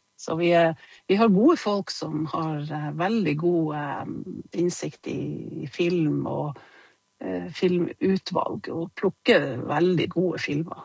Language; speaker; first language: Norwegian; native; Norwegian